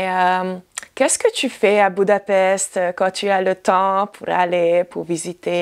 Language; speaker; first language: French; non-native, learner; Hungarian